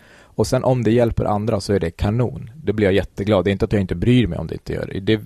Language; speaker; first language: Swedish; early bilingual, other home language; Kurdish